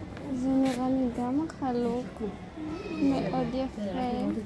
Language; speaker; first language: Hebrew; early bilingual, other home language; Russian